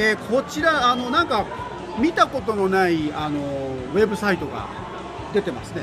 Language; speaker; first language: Japanese; native; Japanese